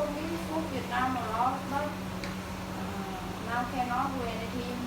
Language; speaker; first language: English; non-native, learner; Vietnamese